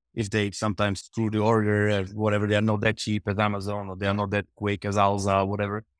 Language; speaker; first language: English; non-native, fluent; Czech